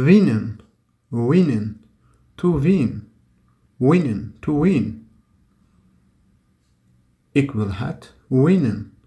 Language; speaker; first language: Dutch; non-native, learner; Turkish